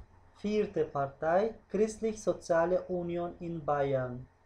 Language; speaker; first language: German; non-native, fluent; Uzbek